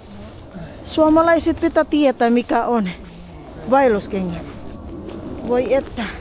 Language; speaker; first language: Finnish; non-native, learner; Filipino